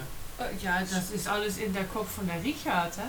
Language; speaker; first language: German; non-native, learner; Dutch